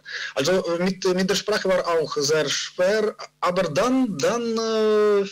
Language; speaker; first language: German; non-native, learner; Ukrainian